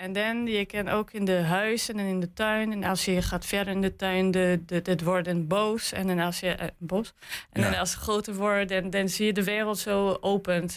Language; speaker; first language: Dutch; non-native, learner; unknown